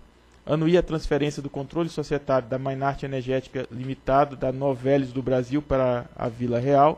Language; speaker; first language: Portuguese; native; Portuguese